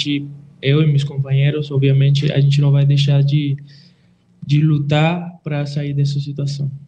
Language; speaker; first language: Portuguese; non-native, fluent; Spanish